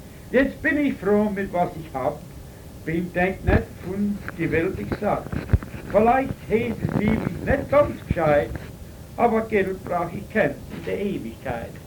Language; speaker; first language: German; early bilingual, other home language; Pennsylvania German